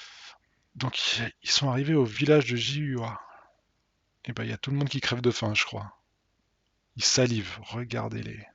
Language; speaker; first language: French; native; French